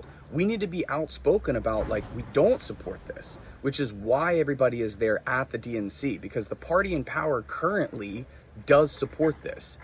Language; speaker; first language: English; native; English